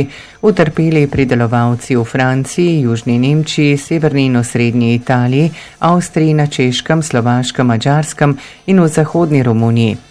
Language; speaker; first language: Slovenian; native; Slovenian